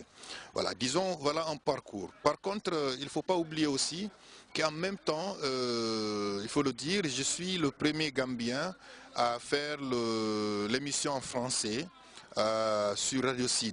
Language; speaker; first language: French; non-native, fluent; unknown